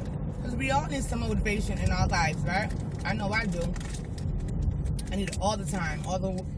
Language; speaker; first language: English; native; English